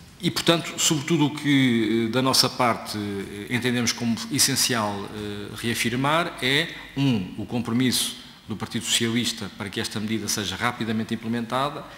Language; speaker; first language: Portuguese; native; Portuguese